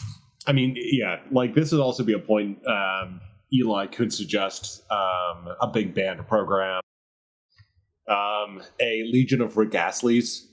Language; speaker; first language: English; native; English